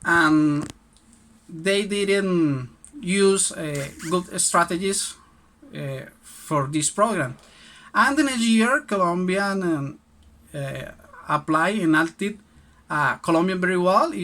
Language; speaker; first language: English; non-native, learner; Spanish